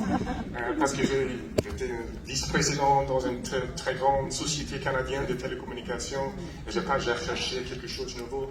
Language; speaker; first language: French; non-native, fluent; English